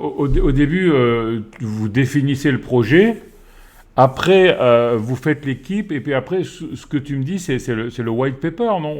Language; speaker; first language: French; native; French